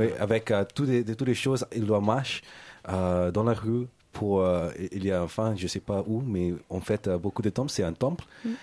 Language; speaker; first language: French; non-native, learner; English